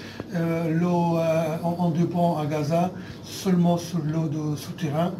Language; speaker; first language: French; non-native, fluent; Arabic